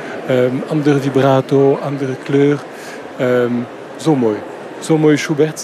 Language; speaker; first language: Dutch; non-native, local second language; French